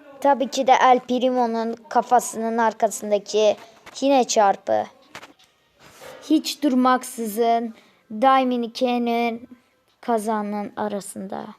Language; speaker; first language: Turkish; native; Turkish